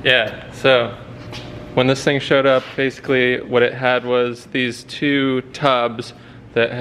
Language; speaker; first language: English; native; English